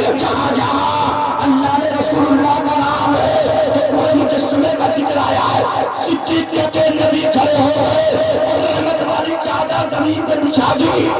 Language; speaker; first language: Urdu; native; Urdu